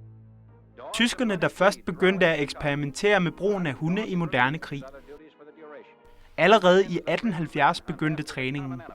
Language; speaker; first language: Danish; native; Danish